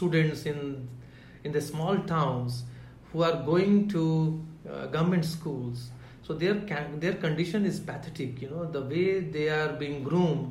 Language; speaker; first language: English; non-native, local second language; Hindi